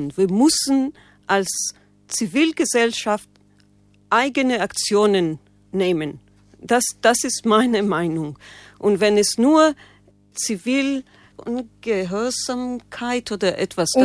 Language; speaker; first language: German; non-native, fluent; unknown